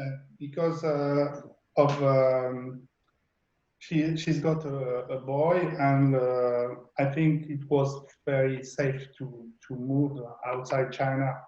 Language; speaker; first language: English; non-native, learner; French